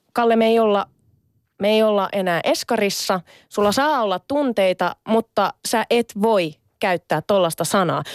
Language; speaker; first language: Finnish; early bilingual, other home language; Sinhala